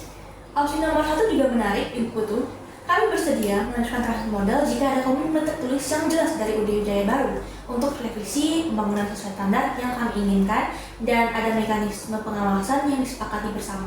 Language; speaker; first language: Indonesian; native; Indonesian